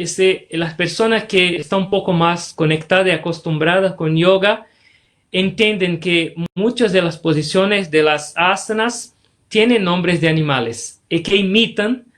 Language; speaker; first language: Spanish; non-native, fluent; Portuguese